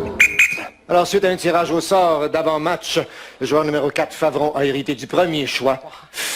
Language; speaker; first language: French; native; French